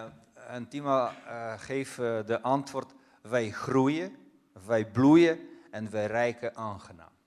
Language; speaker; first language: Dutch; non-native, fluent; Russian